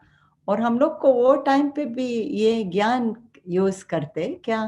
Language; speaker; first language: Hindi; non-native, fluent; Arabic